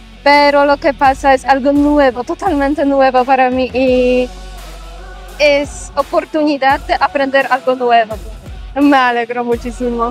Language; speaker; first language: Spanish; non-native, fluent; Polish